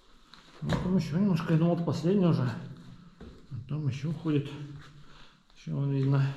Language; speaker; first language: Russian; native; Russian